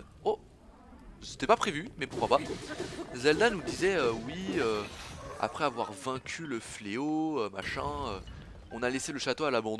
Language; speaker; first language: French; native; French